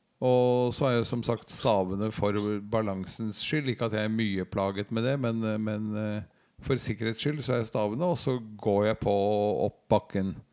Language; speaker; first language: Norwegian; native; Norwegian